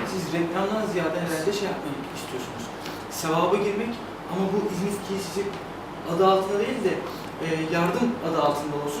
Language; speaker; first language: Turkish; native; Turkish